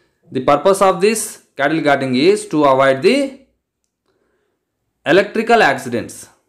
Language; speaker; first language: English; non-native, local second language; Telugu